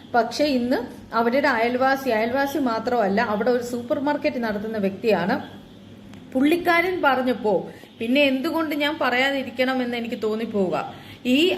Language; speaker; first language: Malayalam; native; Malayalam